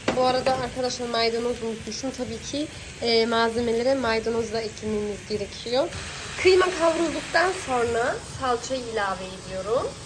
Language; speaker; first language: Turkish; early bilingual, heritage; Turkish